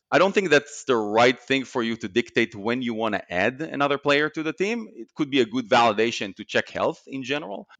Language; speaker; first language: English; non-native, fluent; Hebrew